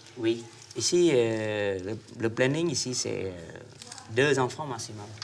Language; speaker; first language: French; non-native, fluent; Vietnamese